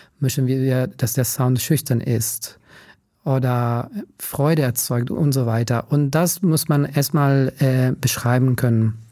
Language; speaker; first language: German; non-native, fluent; Italian